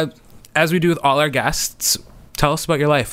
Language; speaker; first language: English; native; English